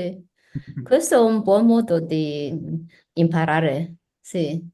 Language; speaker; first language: Italian; non-native, learner; Chinese